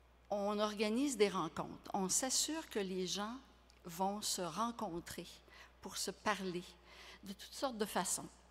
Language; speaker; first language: French; native; French